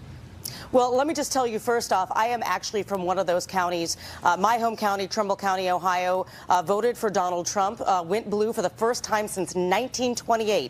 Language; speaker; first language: English; native; English